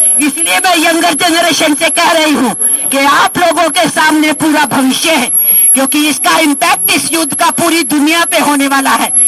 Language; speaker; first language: Hindi; native; Hindi